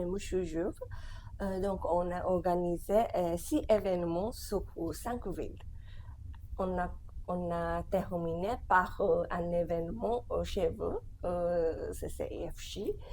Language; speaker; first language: French; non-native, fluent; Japanese